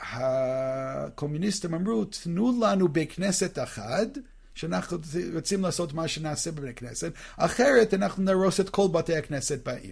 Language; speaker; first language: Hebrew; non-native, fluent; English